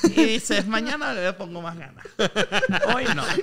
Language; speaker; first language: Spanish; native; Spanish